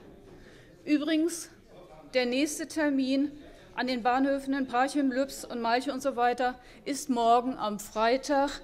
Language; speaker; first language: German; native; German